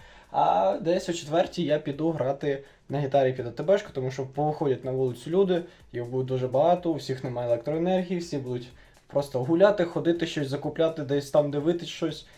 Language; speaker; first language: Ukrainian; non-native, local second language; Russian